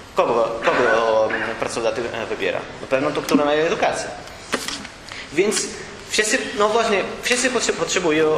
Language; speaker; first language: Polish; non-native, learner; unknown